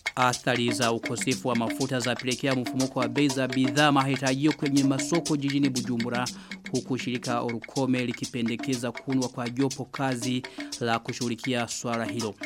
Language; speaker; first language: Swahili; non-native, local second language; Rundi